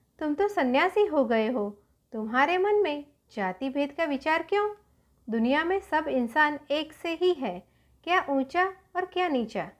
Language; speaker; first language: Hindi; non-native, local second language; Gujarati